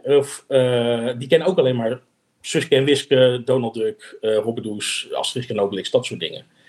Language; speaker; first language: Dutch; native; Dutch